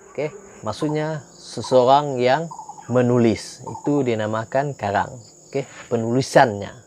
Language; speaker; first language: Malay; non-native, local second language; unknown